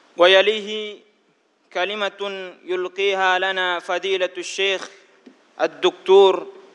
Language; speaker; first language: Arabic; non-native, fluent; Indonesian